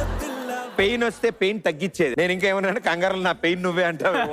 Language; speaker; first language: Telugu; native; Telugu